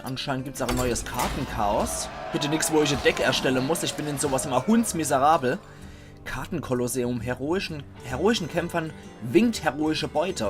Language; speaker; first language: German; native; German